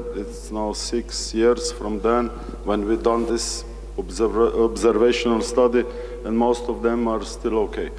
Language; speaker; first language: English; non-native, fluent; Slovenian